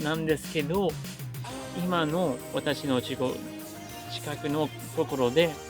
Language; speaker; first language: Japanese; non-native, learner; English